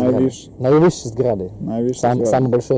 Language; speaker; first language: Russian; native; Russian